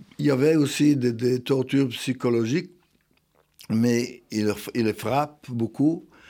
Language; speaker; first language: French; non-native, fluent; Hebrew